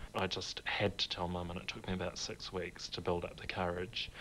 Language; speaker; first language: English; native; English